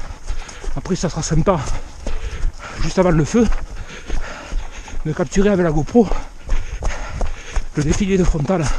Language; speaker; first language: French; native; French